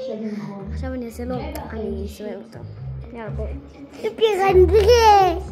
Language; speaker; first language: Hebrew; native; Hebrew